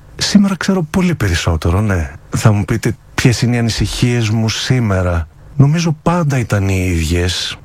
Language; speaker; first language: Greek; native; Greek